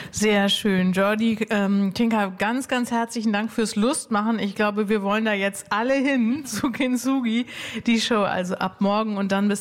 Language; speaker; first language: German; native; German